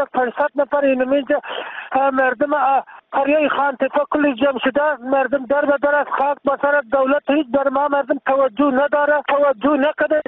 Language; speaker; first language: Persian; non-native, local second language; Turkmen